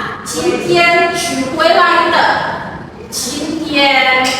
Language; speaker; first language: Chinese; non-native, fluent; Indonesian